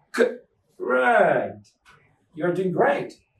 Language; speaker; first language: English; non-native, local second language; Bangla